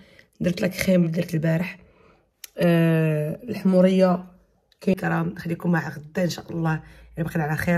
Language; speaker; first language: Arabic; native; Arabic